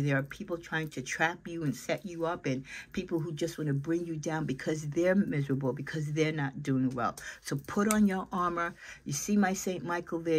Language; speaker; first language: English; native; English